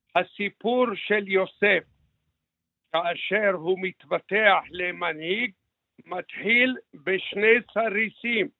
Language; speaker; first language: Hebrew; early bilingual, other home language; Arabic